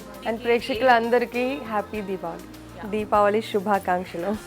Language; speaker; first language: Telugu; non-native, local second language; Kannada